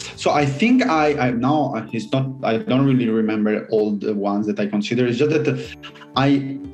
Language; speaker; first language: English; non-native, fluent; Italian